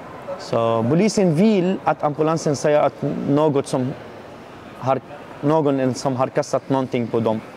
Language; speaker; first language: Swedish; non-native, learner; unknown